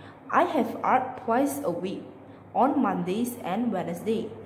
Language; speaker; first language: English; non-native, local second language; Chinese